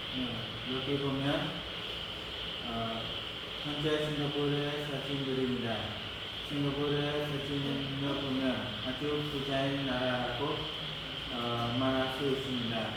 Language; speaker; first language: Korean; non-native, learner; Khmer